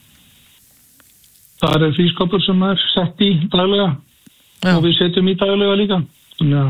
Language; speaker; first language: Icelandic; native; Icelandic